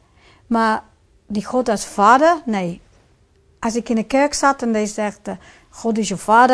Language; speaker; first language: Dutch; non-native, fluent; English